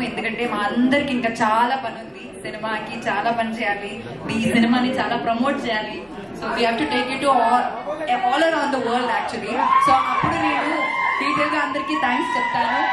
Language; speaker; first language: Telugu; non-native, fluent; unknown